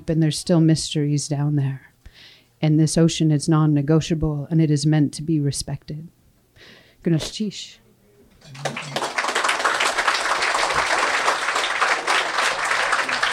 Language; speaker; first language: English; native; English